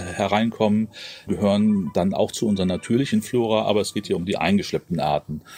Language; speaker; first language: German; native; German